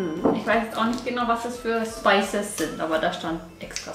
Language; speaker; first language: German; native; German